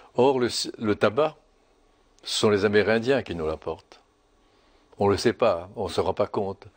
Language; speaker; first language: French; native; French